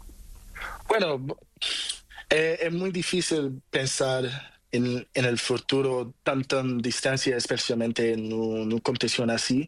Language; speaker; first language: Spanish; non-native, learner; Portuguese